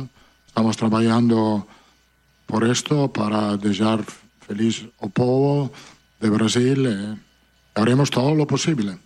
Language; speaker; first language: Spanish; non-native, fluent; Italian